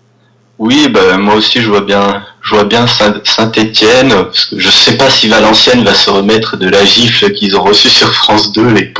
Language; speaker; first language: French; native; French